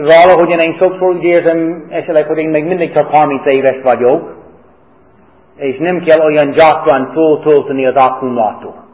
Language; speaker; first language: Hungarian; non-native, learner; English